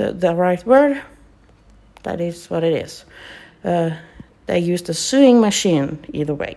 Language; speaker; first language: English; non-native, fluent; Norwegian